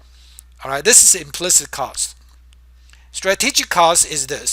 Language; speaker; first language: English; non-native, fluent; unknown